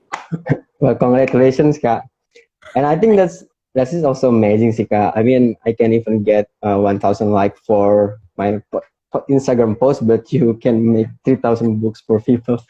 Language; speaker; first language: English; non-native, fluent; Indonesian